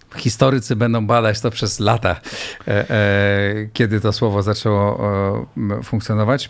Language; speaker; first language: Polish; native; Polish